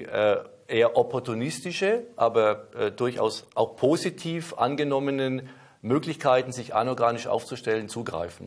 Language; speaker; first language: German; native; German